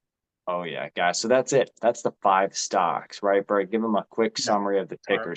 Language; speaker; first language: English; native; English